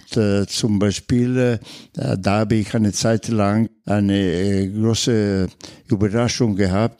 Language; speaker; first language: German; non-native, fluent; Italian